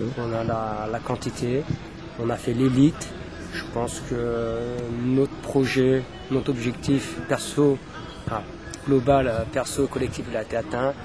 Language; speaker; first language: French; native; French